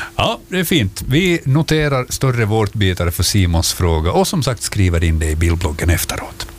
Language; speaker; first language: Swedish; native; Swedish